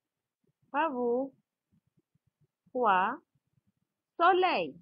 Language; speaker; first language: French; non-native, fluent; Arabic